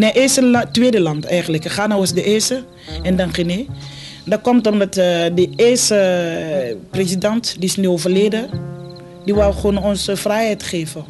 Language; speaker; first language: Dutch; non-native, fluent; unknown